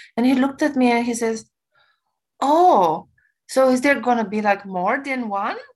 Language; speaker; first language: English; non-native, fluent; Romanian